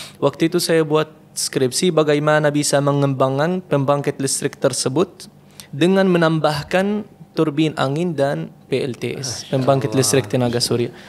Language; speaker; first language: Indonesian; non-native, fluent; Arabic